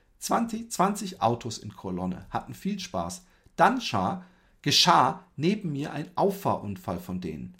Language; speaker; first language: German; early bilingual, other home language; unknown